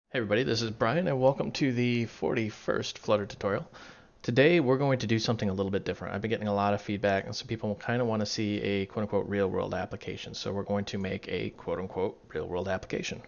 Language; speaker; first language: English; native; English